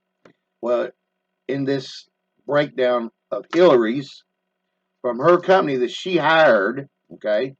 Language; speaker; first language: English; native; English